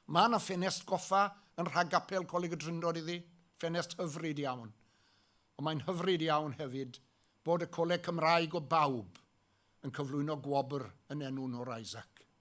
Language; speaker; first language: Welsh; native; Welsh